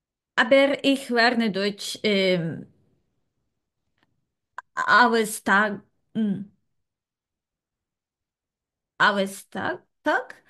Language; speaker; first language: German; non-native, learner; Serbian